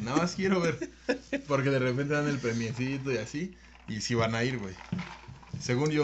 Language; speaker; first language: Spanish; native; Spanish